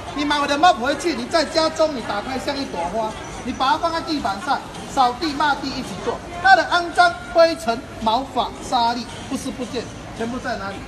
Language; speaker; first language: Chinese; non-native, local second language; Tamil